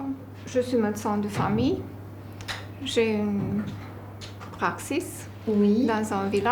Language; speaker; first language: French; non-native, learner; Romanian